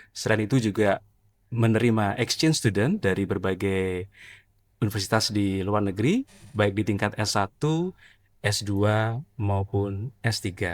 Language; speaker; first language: Indonesian; native; Indonesian